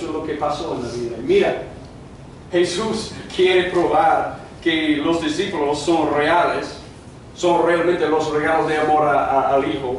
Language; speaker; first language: Spanish; non-native, fluent; English